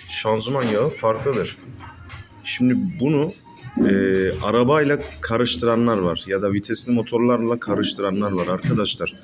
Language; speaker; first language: Turkish; native; Turkish